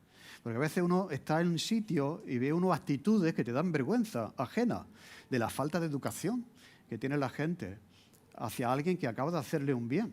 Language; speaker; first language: Spanish; native; Spanish